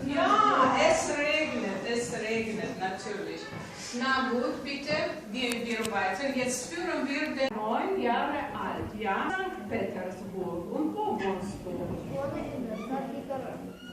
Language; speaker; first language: German; non-native, fluent; Russian